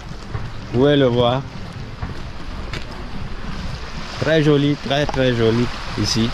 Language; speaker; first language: French; non-native, local second language; Susu